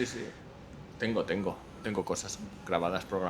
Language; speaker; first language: Spanish; native; Spanish